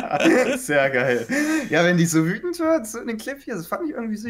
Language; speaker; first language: German; native; German